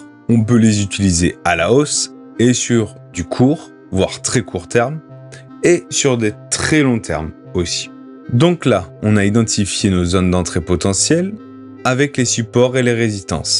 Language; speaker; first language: French; native; French